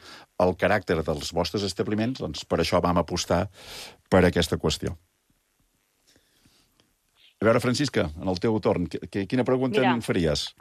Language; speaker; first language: Catalan; native; Catalan